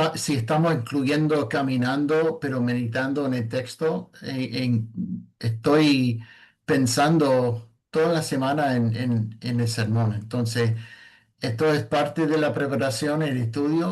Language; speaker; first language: Spanish; non-native, fluent; English